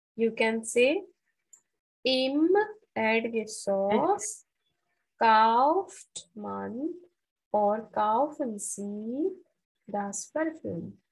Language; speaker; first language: German; non-native, fluent; Hindi